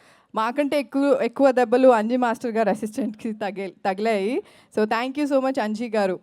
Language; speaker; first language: Telugu; native; Telugu